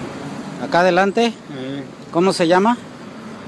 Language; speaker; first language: Spanish; native; Spanish